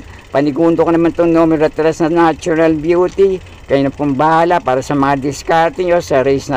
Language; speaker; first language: Filipino; native; Filipino